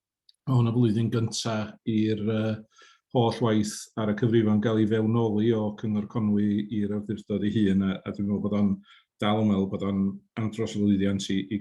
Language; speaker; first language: Welsh; native; Welsh